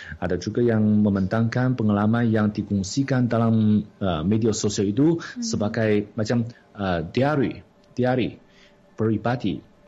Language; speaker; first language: Malay; non-native, fluent; Chinese